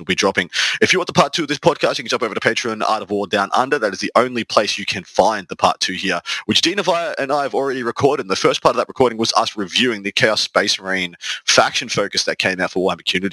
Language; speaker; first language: English; native; English